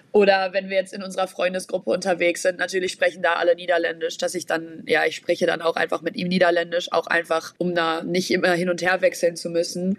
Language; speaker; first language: German; native; German